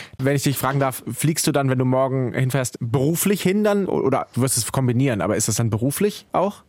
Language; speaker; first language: German; native; German